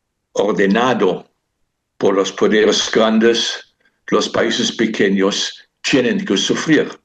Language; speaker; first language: Spanish; non-native, fluent; German